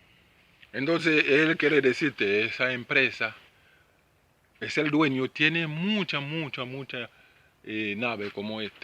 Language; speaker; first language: Spanish; non-native, learner; Haitian Creole